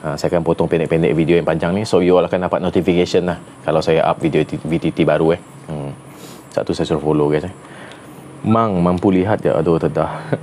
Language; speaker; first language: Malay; non-native, local second language; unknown